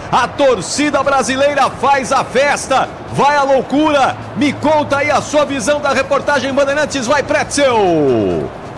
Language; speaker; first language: Portuguese; native; Portuguese